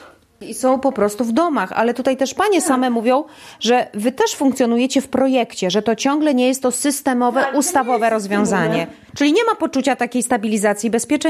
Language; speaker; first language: Polish; native; Polish